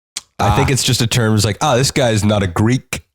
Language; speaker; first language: English; native; English